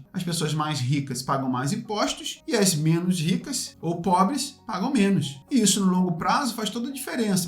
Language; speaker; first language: Portuguese; native; Portuguese